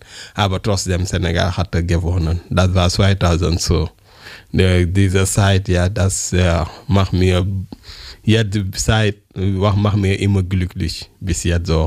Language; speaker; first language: German; non-native, learner; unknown